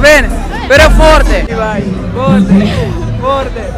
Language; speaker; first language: Italian; non-native, learner; Punjabi